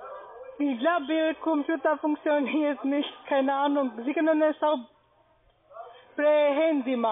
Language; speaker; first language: German; non-native, fluent; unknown